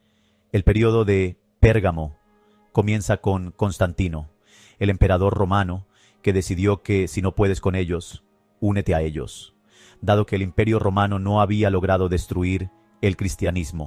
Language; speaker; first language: Spanish; native; Spanish